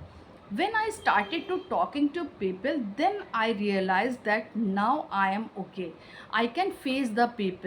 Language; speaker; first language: English; non-native, local second language; Hindi